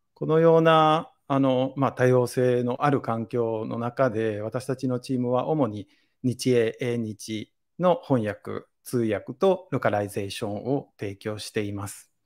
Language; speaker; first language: Japanese; non-native, fluent; Spanish